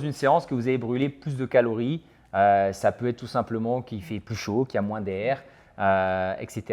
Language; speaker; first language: French; native; French